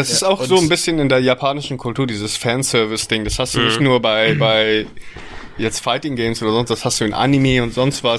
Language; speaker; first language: German; native; German